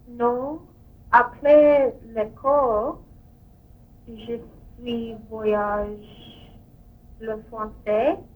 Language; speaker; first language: French; non-native, learner; English